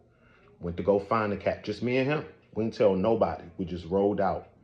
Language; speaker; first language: English; native; English